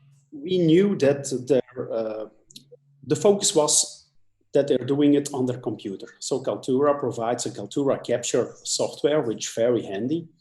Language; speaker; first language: English; non-native, fluent; Dutch